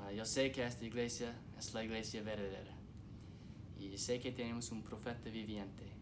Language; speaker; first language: Spanish; non-native, fluent; English